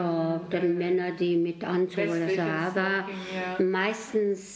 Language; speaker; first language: German; non-native, learner; Mongolian